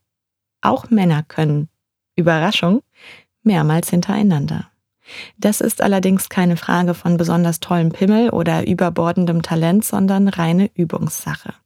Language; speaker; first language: German; native; German